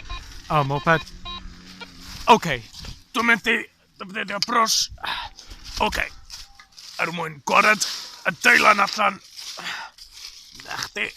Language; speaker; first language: Welsh; non-native, learner; English